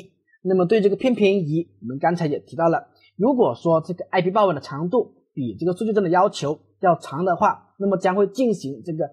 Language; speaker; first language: Chinese; native; Chinese